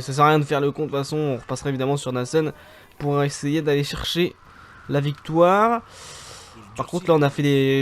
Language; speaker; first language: French; native; French